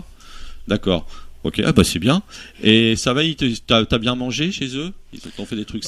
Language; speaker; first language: French; native; French